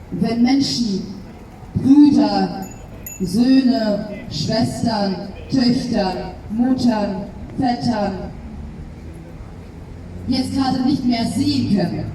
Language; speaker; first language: German; non-native, fluent; Ukrainian